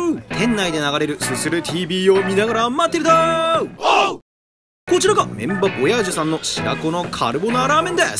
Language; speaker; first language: Japanese; native; Japanese